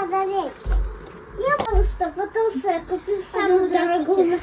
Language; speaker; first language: Russian; early bilingual, other home language; Armenian